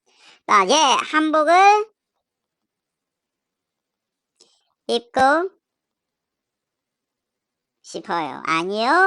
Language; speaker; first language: Korean; non-native, fluent; Khmer